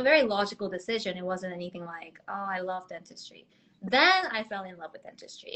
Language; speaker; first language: English; native; English